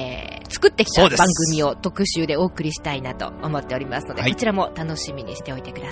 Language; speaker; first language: Japanese; native; Japanese